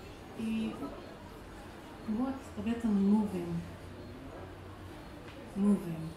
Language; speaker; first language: Russian; non-native, learner; German